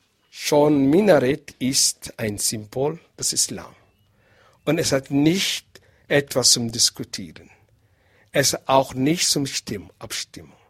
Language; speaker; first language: German; non-native, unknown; Arabic